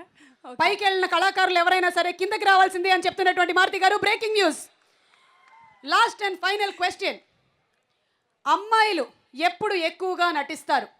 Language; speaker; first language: Telugu; native; Telugu